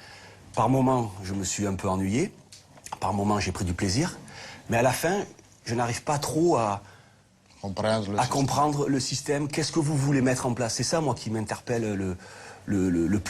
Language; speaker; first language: French; native; French